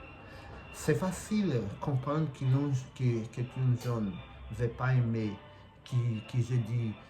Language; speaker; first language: French; non-native, fluent; Portuguese